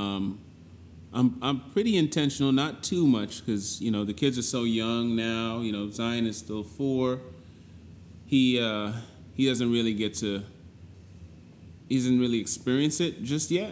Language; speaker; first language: English; native; English